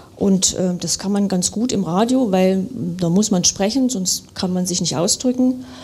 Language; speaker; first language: German; native; German